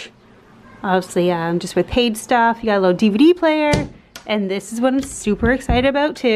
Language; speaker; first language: English; native; English